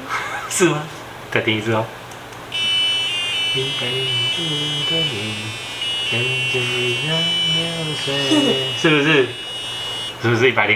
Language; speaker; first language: Chinese; native; Chinese